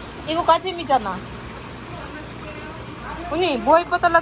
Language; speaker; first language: Korean; non-native, learner; Filipino